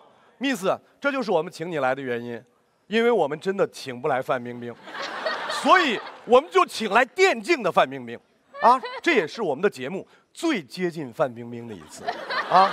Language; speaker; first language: Chinese; native; Chinese